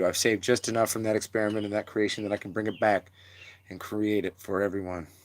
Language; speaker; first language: English; native; English